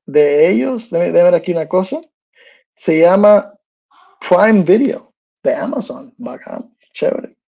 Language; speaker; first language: Spanish; early bilingual, heritage; Spanish